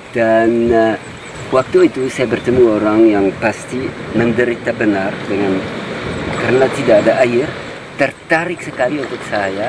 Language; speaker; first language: Indonesian; non-native, fluent; French